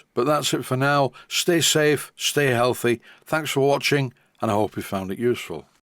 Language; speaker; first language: English; native; English